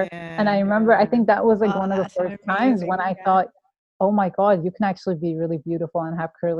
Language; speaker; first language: English; non-native, fluent; Persian